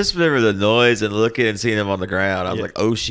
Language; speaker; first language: English; native; English